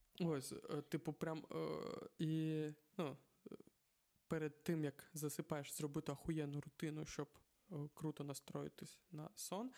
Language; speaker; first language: Ukrainian; non-native, local second language; Russian